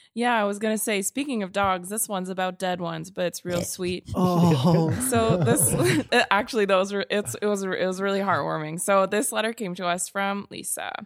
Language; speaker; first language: English; native; English